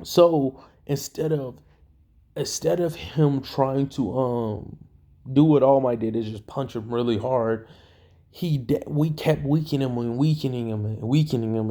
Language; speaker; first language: English; native; English